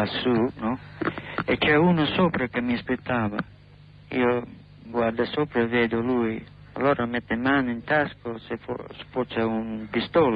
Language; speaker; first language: Italian; non-native, learner; English